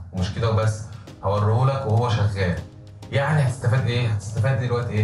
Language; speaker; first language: Arabic; native; Arabic